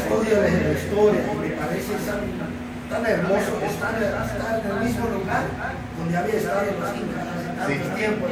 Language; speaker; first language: Spanish; non-native, fluent; Afrikaans